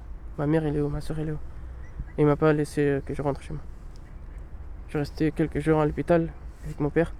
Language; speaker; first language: French; non-native, learner; Pashto